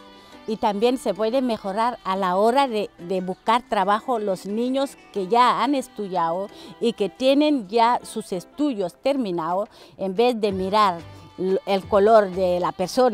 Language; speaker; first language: Spanish; non-native, fluent; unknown